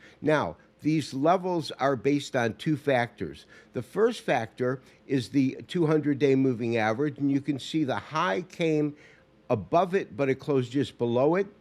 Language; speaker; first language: English; native; English